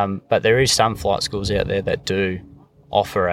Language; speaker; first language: English; native; English